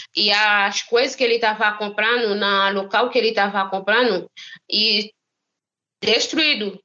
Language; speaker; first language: Portuguese; non-native, learner; Haitian Creole